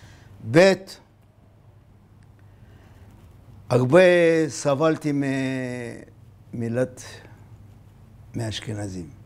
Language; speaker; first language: Hebrew; non-native, fluent; Arabic